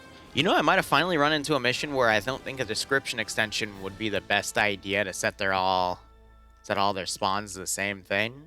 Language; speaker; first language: English; native; English